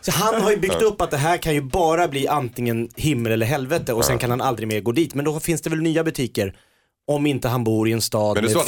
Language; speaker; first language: Swedish; native; Swedish